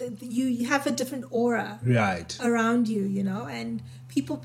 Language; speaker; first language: English; native; English